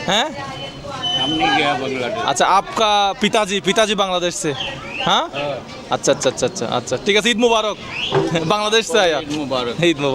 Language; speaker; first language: Hindi; non-native, learner; Bangla